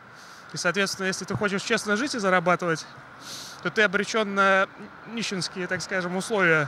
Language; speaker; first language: Russian; native; Russian